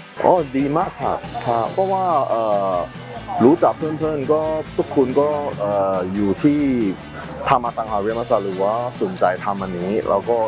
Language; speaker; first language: Thai; non-native, learner; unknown